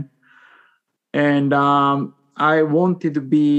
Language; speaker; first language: English; non-native, fluent; Japanese